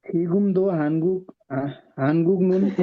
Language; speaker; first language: Korean; non-native, learner; Nepali